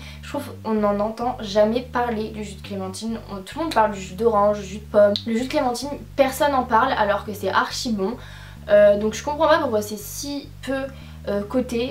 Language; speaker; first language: French; native; French